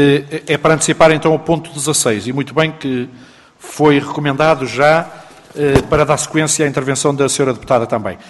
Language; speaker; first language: Portuguese; native; Portuguese